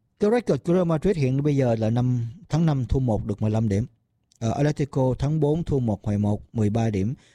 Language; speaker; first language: Vietnamese; early bilingual, heritage; Vietnamese